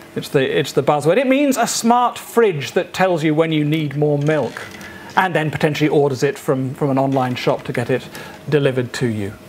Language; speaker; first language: English; native; English